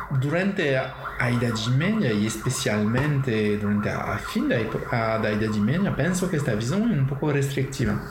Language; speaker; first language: Portuguese; non-native, learner; French